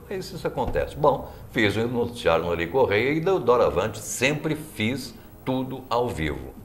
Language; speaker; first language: Portuguese; native; Portuguese